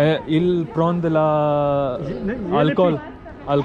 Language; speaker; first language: French; non-native, learner; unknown